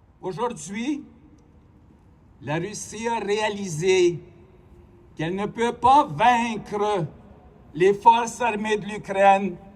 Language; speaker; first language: French; non-native, local second language; Ukrainian